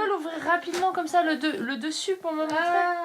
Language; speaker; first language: French; native; French